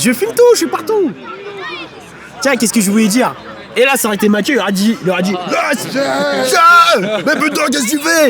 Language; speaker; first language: French; native; French